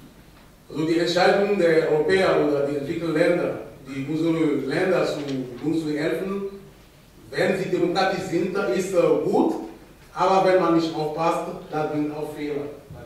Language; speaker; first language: German; non-native, fluent; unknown